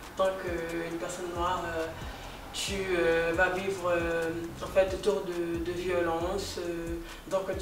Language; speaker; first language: French; non-native, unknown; Portuguese